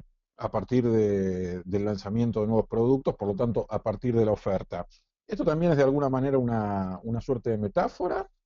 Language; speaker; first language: Spanish; native; Spanish